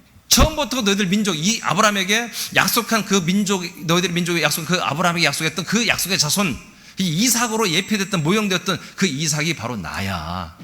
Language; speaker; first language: Korean; native; Korean